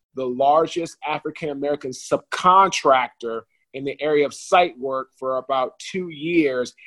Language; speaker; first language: English; native; English